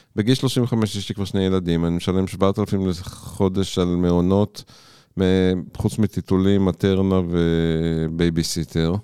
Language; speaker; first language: Hebrew; native; Hebrew